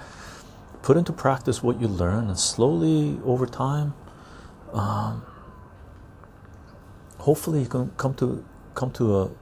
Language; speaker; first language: English; non-native, fluent; Armenian